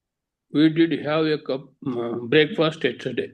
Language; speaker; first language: English; non-native, learner; Telugu